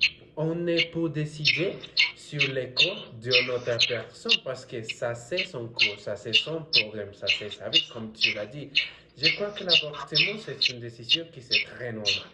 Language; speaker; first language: French; non-native, learner; Spanish